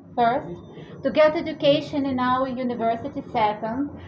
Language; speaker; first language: English; non-native, fluent; Russian